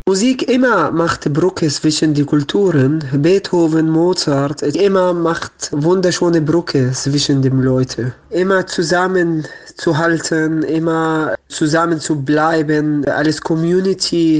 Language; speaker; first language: German; non-native, learner; Arabic